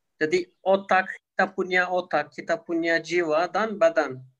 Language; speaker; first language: Indonesian; non-native, learner; Turkish